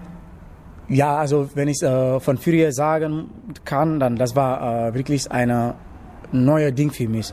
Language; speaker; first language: German; non-native, learner; Wolof